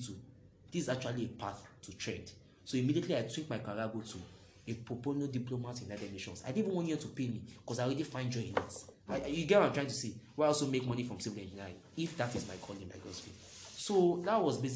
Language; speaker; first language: English; non-native, local second language; Yoruba